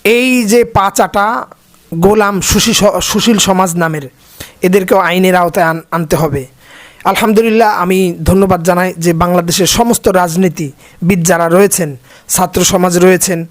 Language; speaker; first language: Bangla; native; Bangla